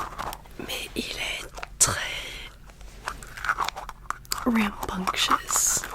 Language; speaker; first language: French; non-native, learner; English